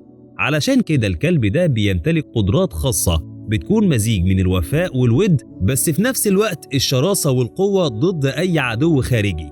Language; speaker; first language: Arabic; native; Arabic